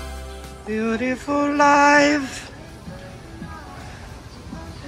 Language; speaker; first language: English; non-native, learner; Russian